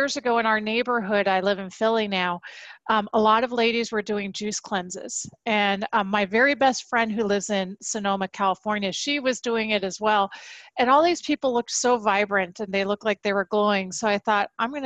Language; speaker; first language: English; native; English